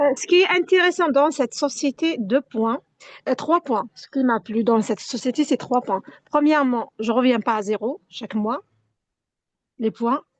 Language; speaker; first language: French; non-native, local second language; Arabic